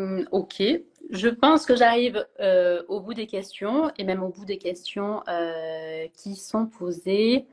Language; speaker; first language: French; native; French